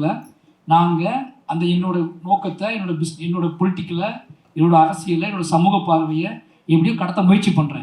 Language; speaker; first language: Tamil; native; Tamil